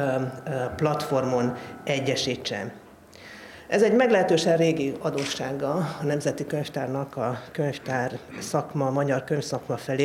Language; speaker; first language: Hungarian; native; Hungarian